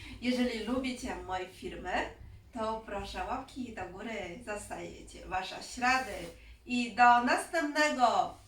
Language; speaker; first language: Polish; non-native, learner; Chinese